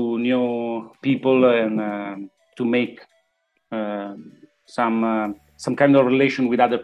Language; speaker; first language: English; non-native, learner; Italian